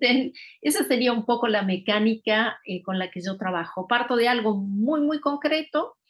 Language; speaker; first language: Spanish; native; Spanish